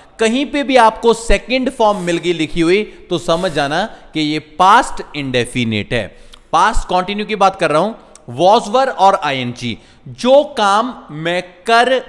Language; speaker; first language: Hindi; non-native, local second language; Punjabi